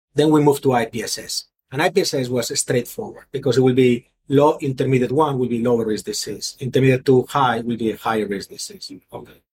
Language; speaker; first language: English; non-native, fluent; Spanish